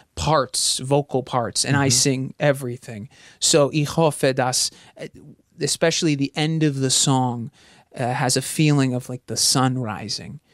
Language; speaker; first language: English; early bilingual, other home language; German